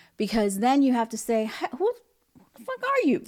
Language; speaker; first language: English; native; English